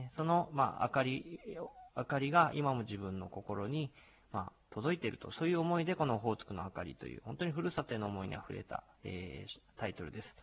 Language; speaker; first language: Japanese; native; Japanese